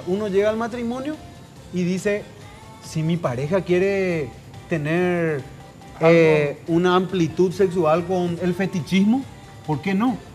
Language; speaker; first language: Spanish; native; Spanish